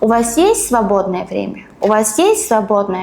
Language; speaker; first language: Russian; non-native, fluent; Uzbek